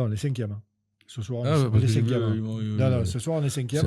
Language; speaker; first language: French; native; French